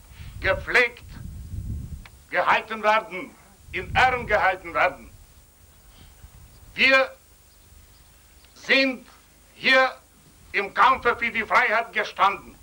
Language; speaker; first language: German; non-native, fluent; Ukrainian